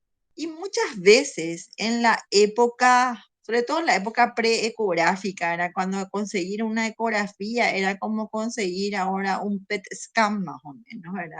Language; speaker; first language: Spanish; native; Spanish